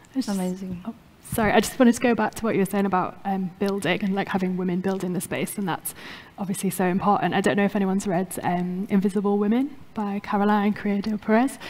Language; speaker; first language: English; native; English